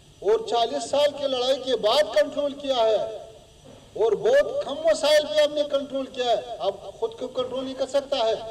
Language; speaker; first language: Hindi; non-native, fluent; Pashto